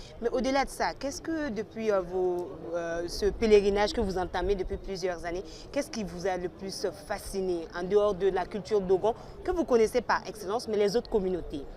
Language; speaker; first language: French; non-native, local second language; Bambara